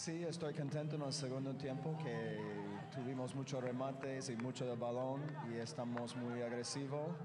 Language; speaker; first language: Spanish; non-native, learner; English